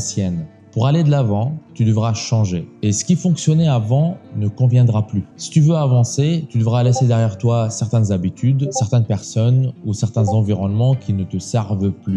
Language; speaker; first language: French; native; French